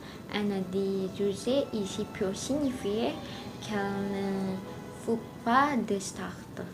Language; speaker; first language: French; non-native, learner; Indonesian